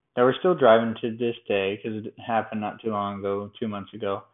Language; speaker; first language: English; native; English